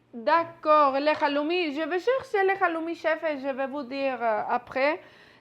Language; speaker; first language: French; non-native, fluent; Spanish